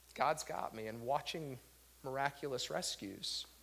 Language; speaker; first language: English; native; English